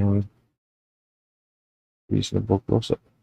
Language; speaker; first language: English; native; English